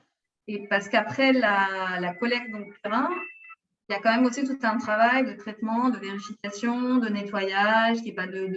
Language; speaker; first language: French; native; French